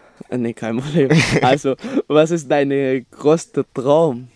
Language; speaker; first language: German; non-native, learner; Arabic